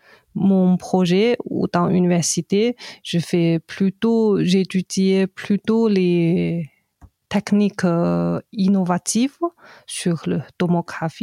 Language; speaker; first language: French; non-native, fluent; Chinese